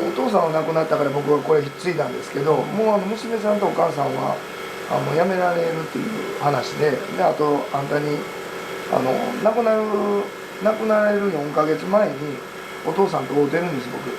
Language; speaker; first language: Japanese; native; Japanese